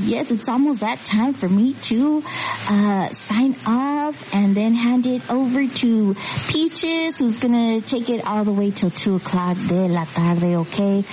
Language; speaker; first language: English; early bilingual, other home language; Spanish